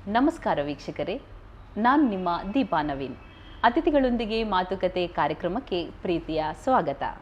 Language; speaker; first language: Kannada; native; Kannada